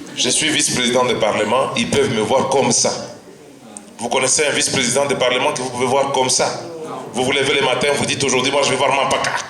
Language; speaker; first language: French; non-native, local second language; Luba-Lulua